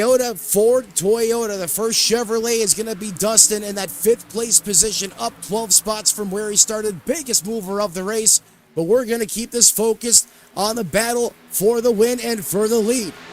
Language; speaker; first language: English; native; English